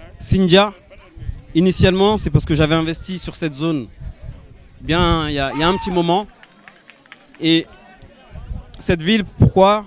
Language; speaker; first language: French; early bilingual, other home language; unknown